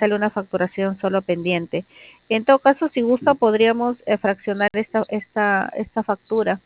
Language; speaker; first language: Spanish; native; Spanish